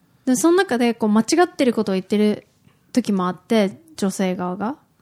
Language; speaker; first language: Japanese; native; Japanese